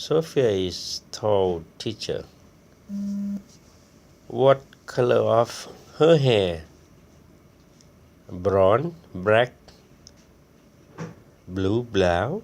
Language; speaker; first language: English; non-native, learner; Thai